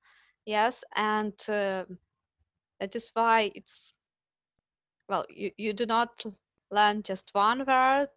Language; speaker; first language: English; non-native, fluent; Ukrainian